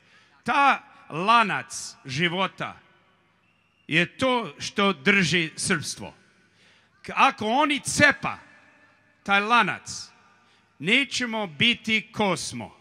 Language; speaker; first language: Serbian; early bilingual, heritage; Serbian